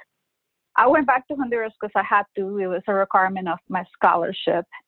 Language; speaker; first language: English; non-native, fluent; Spanish